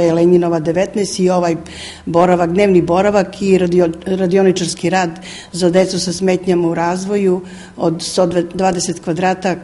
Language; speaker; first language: Serbian; native; Serbian